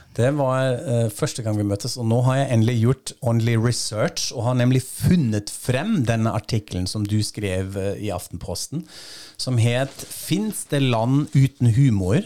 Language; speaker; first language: Norwegian; non-native, fluent; German